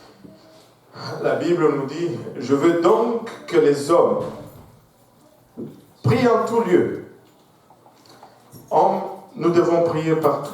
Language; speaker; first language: French; non-native, local second language; Swahili